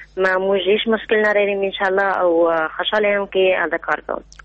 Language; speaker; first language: Pashto; non-native, local second language; Persian